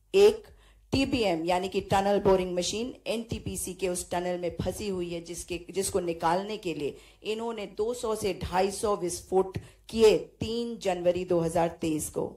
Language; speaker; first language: Hindi; native; Hindi